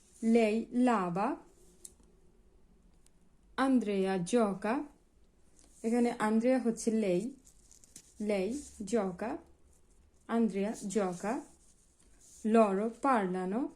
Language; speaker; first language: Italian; non-native, learner; Bangla